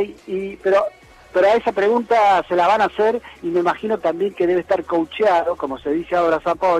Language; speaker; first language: Spanish; native; Spanish